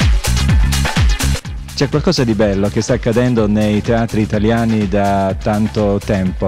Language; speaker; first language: Italian; native; Italian